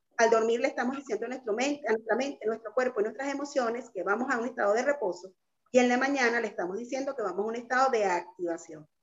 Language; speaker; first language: Spanish; native; Spanish